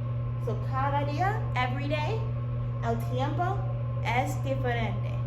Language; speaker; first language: Spanish; non-native, fluent; English